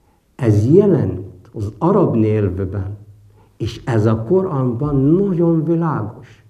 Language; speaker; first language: Hungarian; non-native, fluent; Arabic